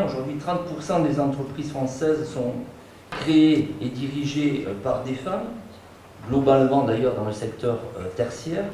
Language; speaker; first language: French; native; French